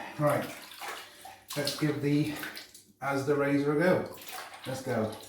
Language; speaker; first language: English; native; English